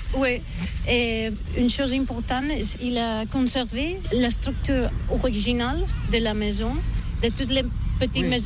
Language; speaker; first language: French; non-native, learner; Catalan